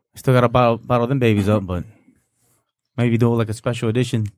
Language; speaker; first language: English; non-native, fluent; Spanish